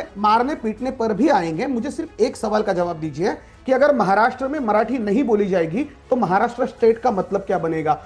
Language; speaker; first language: Hindi; non-native, local second language; Marathi